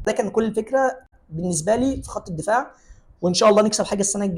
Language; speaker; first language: Arabic; native; Arabic